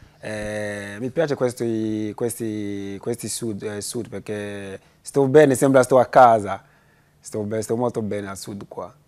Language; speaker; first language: Italian; non-native, learner; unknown